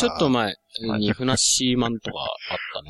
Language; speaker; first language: Japanese; native; Japanese